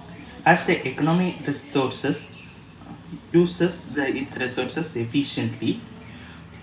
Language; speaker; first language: English; non-native, local second language; Tamil